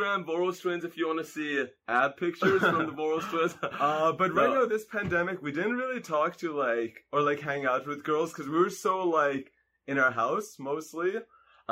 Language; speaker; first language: English; non-native, fluent; Hungarian